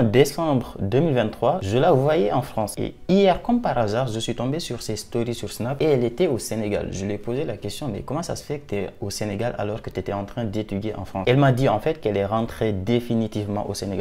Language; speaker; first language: French; non-native, local second language; Wolof